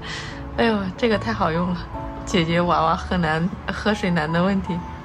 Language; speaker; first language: Chinese; native; Chinese